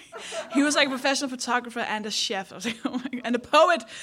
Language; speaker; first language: English; non-native, fluent; Danish